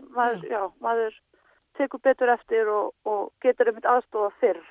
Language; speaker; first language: Icelandic; native; Icelandic